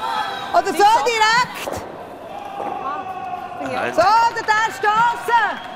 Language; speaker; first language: Swedish; native; Swedish